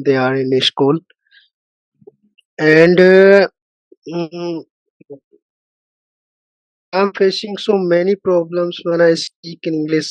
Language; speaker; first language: English; non-native, learner; Hindi